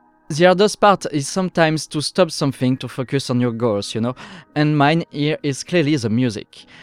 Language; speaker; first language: English; non-native, fluent; French